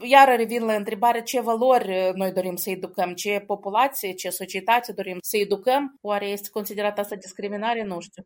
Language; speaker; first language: Romanian; non-native, local second language; Ukrainian